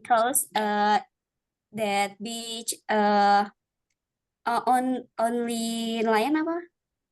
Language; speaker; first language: English; non-native, learner; Indonesian